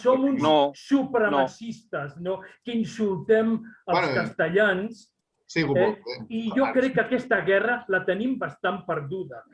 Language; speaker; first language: Catalan; non-native, local second language; Spanish